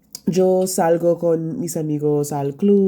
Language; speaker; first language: Spanish; non-native, learner; English